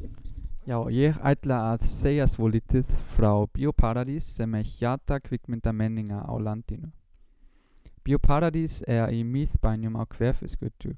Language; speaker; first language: Icelandic; non-native, learner; German